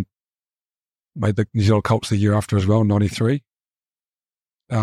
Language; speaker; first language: English; native; English